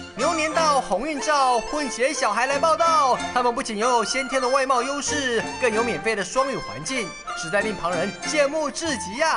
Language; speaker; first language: Chinese; native; Chinese